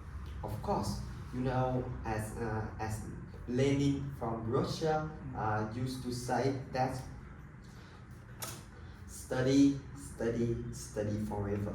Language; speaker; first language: English; non-native, learner; Vietnamese